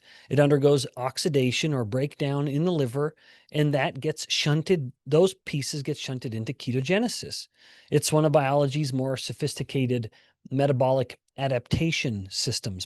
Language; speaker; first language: English; native; English